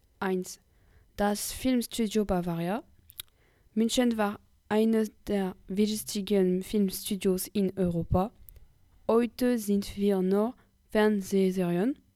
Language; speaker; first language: German; non-native, learner; French